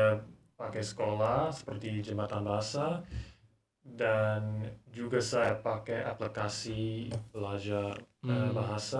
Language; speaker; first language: Indonesian; non-native, learner; English